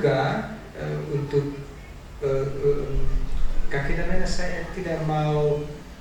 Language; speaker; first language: Indonesian; non-native, learner; Dutch